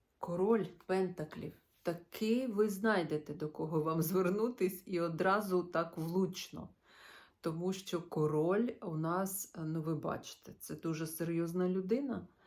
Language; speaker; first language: Ukrainian; non-native, local second language; Russian